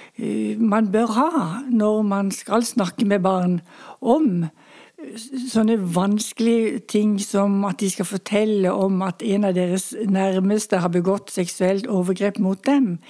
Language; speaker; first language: Norwegian; native; Norwegian